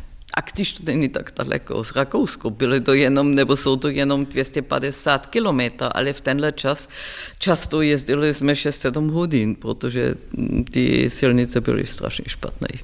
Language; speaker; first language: Czech; non-native, learner; German